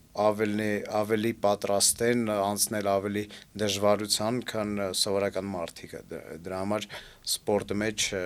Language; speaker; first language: Armenian; early bilingual, heritage; Armenian